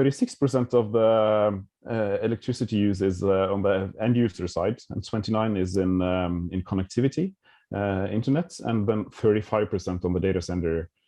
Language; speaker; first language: English; non-native, fluent; Norwegian